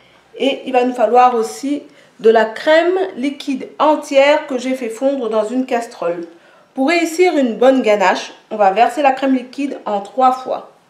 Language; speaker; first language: French; native; French